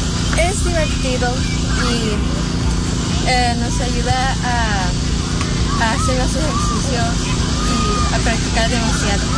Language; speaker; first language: Spanish; early bilingual, other home language; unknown